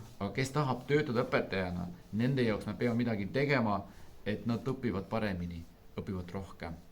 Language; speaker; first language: Estonian; non-native, fluent; Turkish